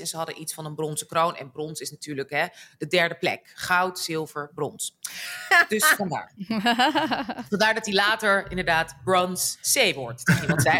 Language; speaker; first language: Dutch; native; Dutch